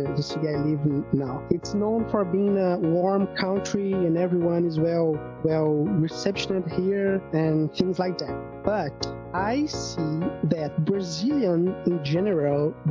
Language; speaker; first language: English; non-native, fluent; Portuguese